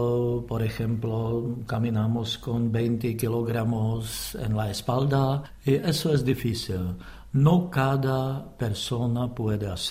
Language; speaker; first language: Spanish; non-native, fluent; Czech